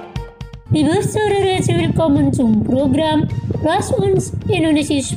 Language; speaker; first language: German; non-native, fluent; Indonesian